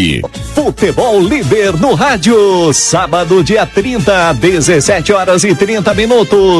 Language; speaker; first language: Portuguese; native; Portuguese